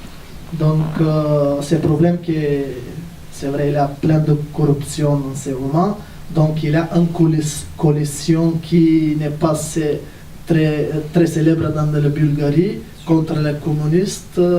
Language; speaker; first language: French; non-native, fluent; Bulgarian